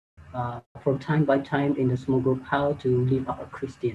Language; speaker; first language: English; non-native, learner; Khmer